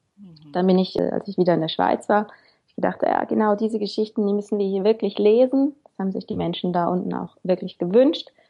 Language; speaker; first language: German; native; German